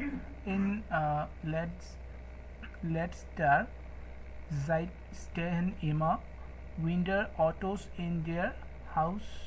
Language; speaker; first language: German; non-native, learner; Bangla